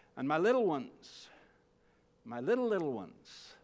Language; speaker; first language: English; native; English